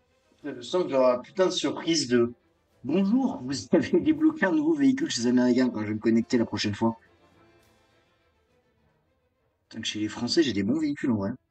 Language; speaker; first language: French; native; French